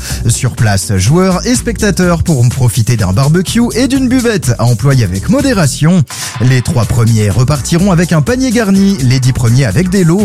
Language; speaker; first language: French; native; French